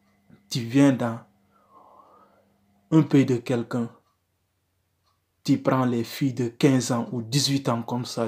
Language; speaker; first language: French; non-native, learner; Wolof